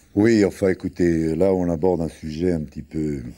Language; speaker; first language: French; early bilingual, other home language; Italian